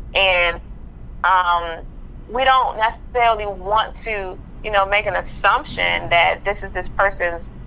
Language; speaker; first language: English; native; English